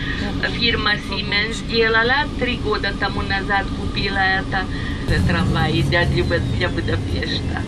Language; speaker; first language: Russian; non-native, fluent; Hungarian